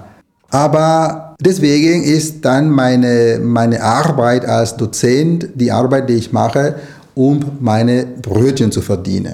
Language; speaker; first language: German; non-native, fluent; Spanish